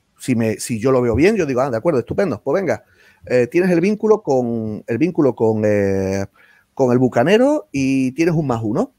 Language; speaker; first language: Spanish; native; Spanish